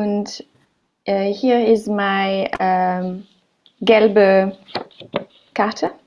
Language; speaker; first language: German; non-native, learner; French